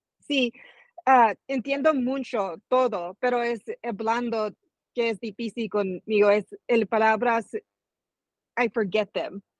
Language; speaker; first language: Spanish; early bilingual, heritage; Spanish